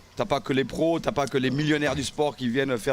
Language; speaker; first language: French; native; French